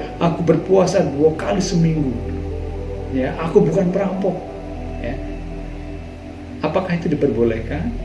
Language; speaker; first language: Indonesian; native; Indonesian